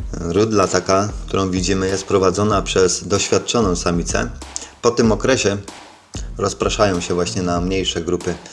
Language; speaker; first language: Polish; native; Polish